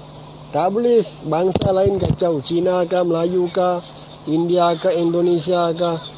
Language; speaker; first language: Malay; non-native, learner; Rohingya